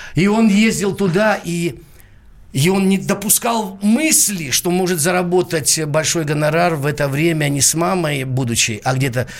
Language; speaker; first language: Russian; non-native, local second language; Georgian